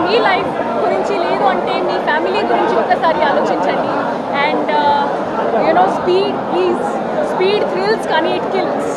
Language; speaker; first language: Telugu; non-native, fluent; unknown